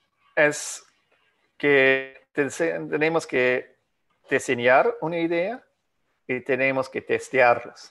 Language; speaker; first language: Spanish; non-native, fluent; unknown